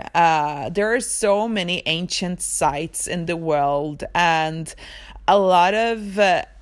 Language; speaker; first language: English; early bilingual, other home language; Swedish